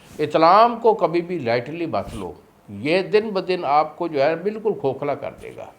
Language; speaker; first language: Urdu; non-native, local second language; Punjabi